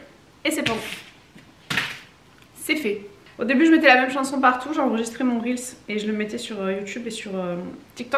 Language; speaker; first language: French; native; French